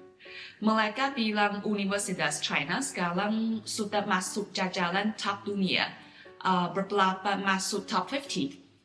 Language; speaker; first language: Indonesian; non-native, fluent; Chinese